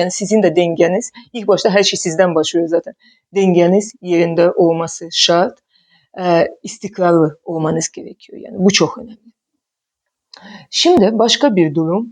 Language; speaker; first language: Turkish; non-native, fluent; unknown